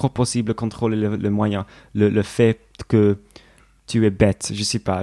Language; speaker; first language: French; non-native, learner; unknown